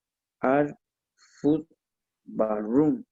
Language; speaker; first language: English; non-native, learner; Spanish